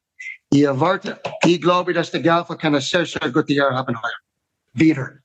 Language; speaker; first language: German; non-native, fluent; English